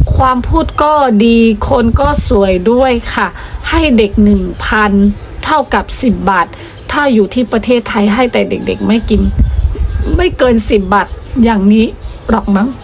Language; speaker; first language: Thai; non-native, fluent; Burmese